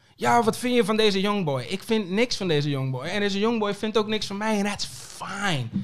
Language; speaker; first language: Dutch; early bilingual, other home language; Papiamento